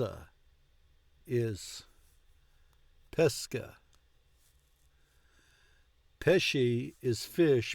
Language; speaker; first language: Italian; non-native, learner; English